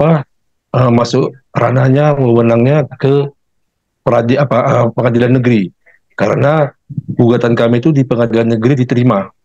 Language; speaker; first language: Indonesian; native; Indonesian